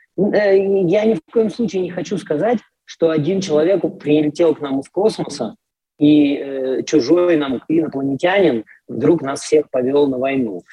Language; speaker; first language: Russian; native; Russian